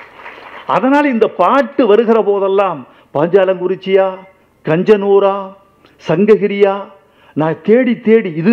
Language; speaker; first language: Tamil; native; Tamil